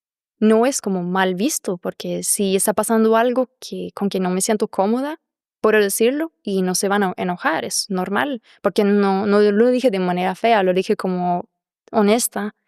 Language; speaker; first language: Spanish; non-native, fluent; German